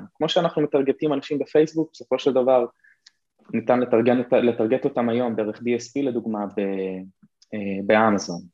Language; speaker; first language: Hebrew; native; Hebrew